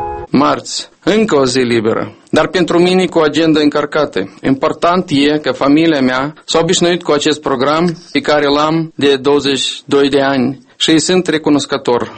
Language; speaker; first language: Romanian; non-native, local second language; Russian